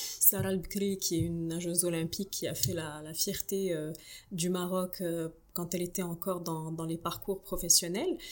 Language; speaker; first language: French; non-native, local second language; Arabic